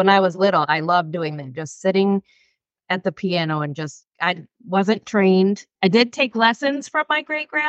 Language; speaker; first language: English; native; English